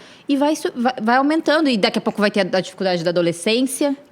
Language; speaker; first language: Portuguese; native; Portuguese